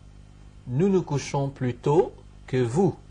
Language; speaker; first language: French; non-native, fluent; Chinese